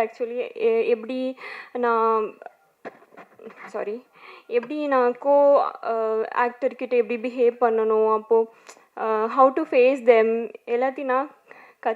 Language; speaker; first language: Tamil; non-native, learner; Bangla